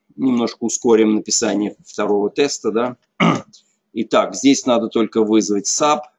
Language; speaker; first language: Russian; native; Russian